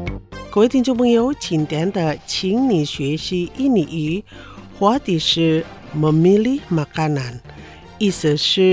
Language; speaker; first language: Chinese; non-native, fluent; Indonesian